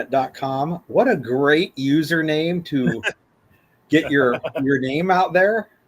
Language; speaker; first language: English; native; English